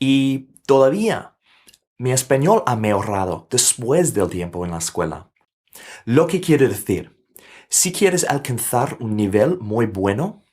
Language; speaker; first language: Spanish; non-native, fluent; English